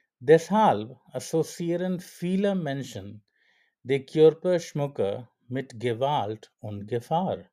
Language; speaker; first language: German; non-native, learner; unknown